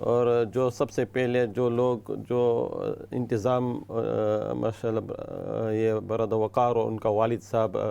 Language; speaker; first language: Urdu; non-native, learner; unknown